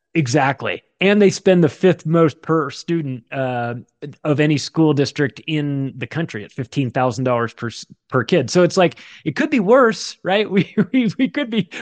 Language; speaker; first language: English; native; English